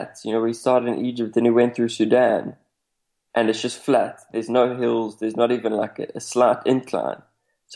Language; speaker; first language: English; native; English